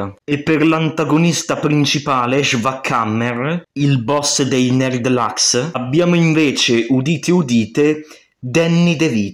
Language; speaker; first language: Italian; native; Italian